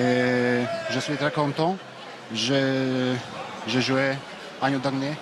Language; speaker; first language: French; non-native, learner; Macedonian